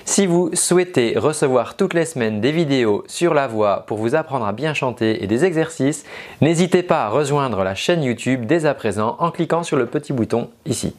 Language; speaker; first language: French; native; French